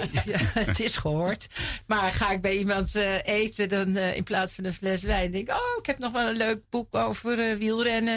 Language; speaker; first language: Dutch; native; Dutch